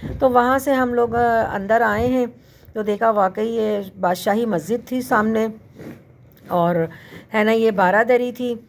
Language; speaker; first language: Urdu; native; Urdu